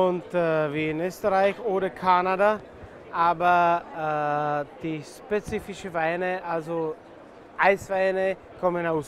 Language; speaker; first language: German; non-native, fluent; Czech